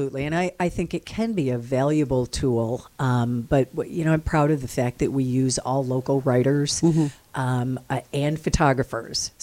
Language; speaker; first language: English; native; English